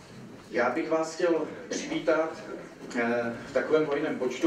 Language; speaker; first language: Czech; native; Czech